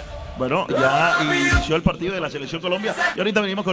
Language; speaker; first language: Spanish; native; Spanish